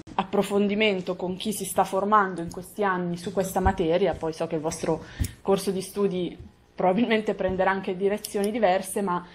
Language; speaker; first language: Italian; native; Italian